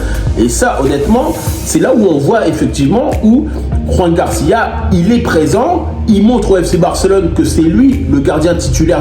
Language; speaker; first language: French; native; French